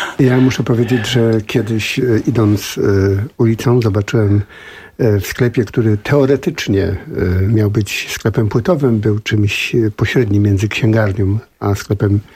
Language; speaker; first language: Polish; native; Polish